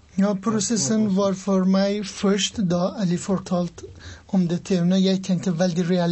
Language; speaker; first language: Norwegian; non-native, learner; Persian